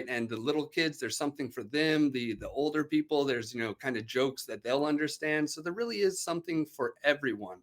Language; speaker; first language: English; native; English